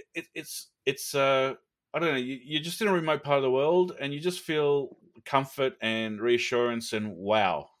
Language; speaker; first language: English; native; English